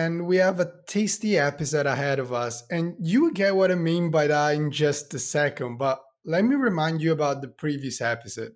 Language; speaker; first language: English; non-native, fluent; Italian